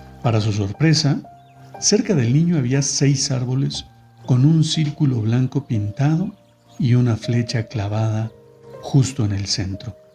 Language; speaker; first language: Spanish; native; Spanish